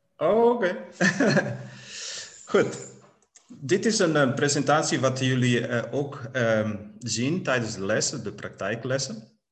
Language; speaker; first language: Dutch; non-native, fluent; Portuguese